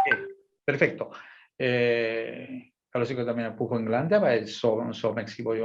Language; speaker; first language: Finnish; non-native, learner; Spanish